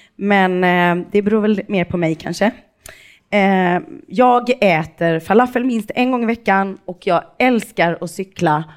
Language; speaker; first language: Swedish; native; Swedish